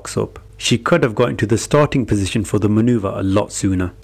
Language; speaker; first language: English; native; English